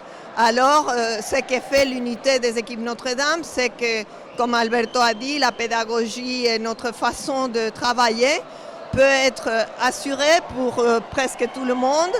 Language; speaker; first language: French; non-native, fluent; Spanish